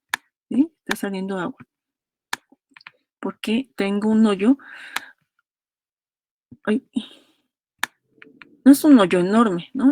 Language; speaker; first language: Spanish; native; Spanish